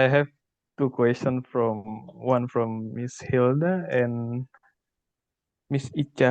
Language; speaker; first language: English; non-native, learner; Indonesian